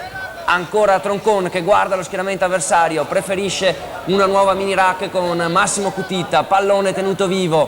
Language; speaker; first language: Italian; native; Italian